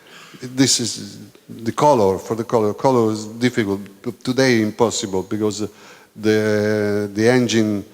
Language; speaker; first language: English; non-native, learner; Italian